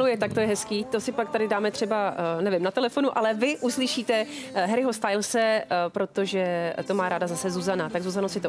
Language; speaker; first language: Czech; native; Czech